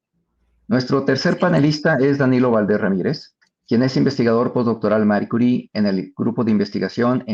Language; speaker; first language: Spanish; native; Spanish